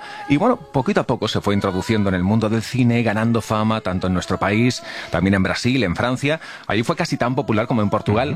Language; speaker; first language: Spanish; native; Spanish